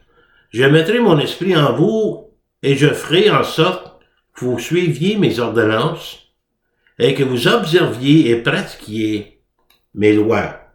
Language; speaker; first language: French; native; French